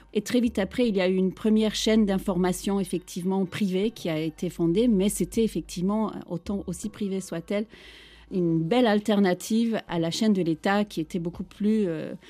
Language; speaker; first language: French; non-native, fluent; Turkish